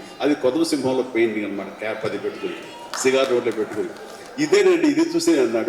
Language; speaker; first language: Telugu; native; Telugu